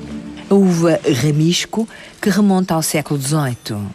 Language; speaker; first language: Portuguese; native; Portuguese